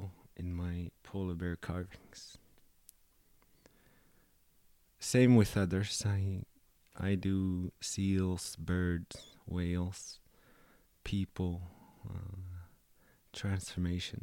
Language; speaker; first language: English; native; English